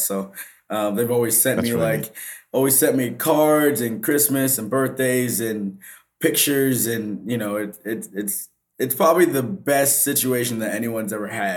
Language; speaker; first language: English; native; English